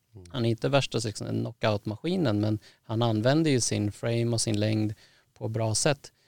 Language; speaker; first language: Swedish; native; Swedish